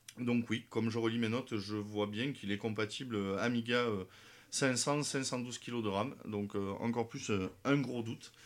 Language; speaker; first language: French; native; French